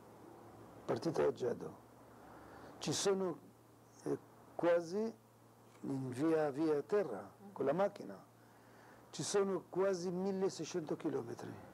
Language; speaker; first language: Italian; non-native, local second language; Arabic